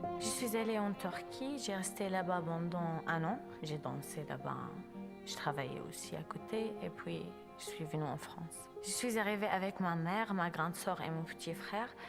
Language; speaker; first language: French; non-native, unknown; Arabic